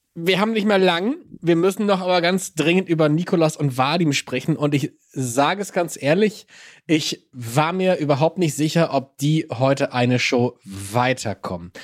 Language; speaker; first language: German; native; German